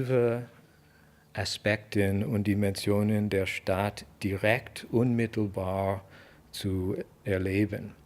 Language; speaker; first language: German; non-native, fluent; English